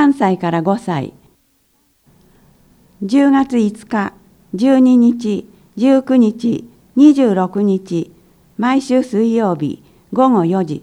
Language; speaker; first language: Japanese; native; Japanese